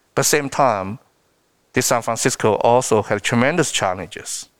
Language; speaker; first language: English; non-native, fluent; Chinese